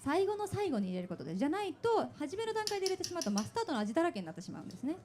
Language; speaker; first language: Japanese; native; Japanese